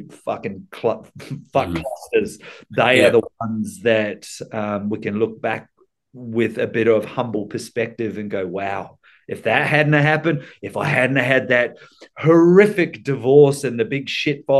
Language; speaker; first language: English; native; English